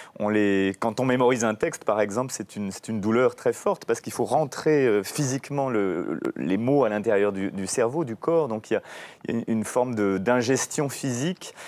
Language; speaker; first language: French; native; French